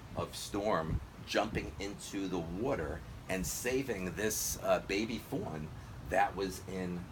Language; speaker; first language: English; native; English